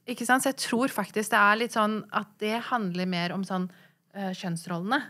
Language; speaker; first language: Norwegian; early bilingual, other home language; Kurdish